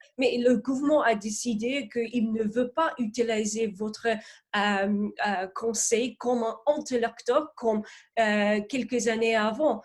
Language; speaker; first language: French; non-native, fluent; English